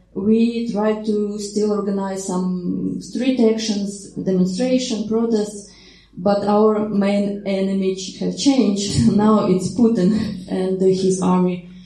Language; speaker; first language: English; non-native, fluent; Ukrainian